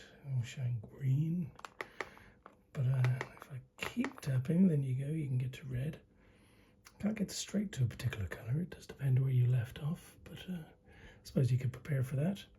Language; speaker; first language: English; native; English